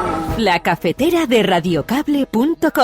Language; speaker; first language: Spanish; native; Spanish